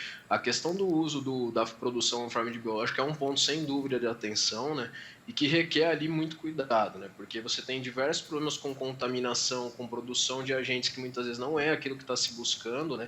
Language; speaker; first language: Portuguese; native; Portuguese